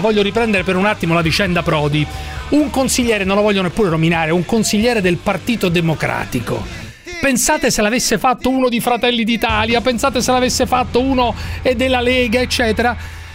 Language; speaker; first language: Italian; native; Italian